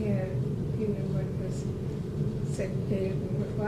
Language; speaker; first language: English; native; English